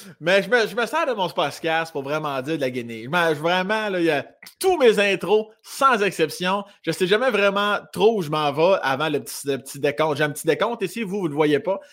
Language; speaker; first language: French; native; French